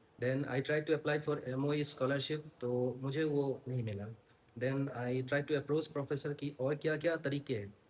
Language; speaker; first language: Hindi; non-native, local second language; Assamese